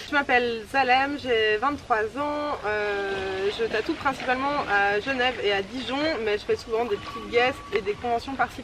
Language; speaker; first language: French; native; French